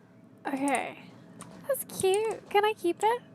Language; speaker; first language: English; native; English